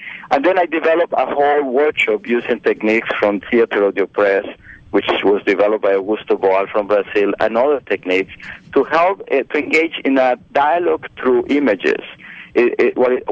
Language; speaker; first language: English; non-native, fluent; Spanish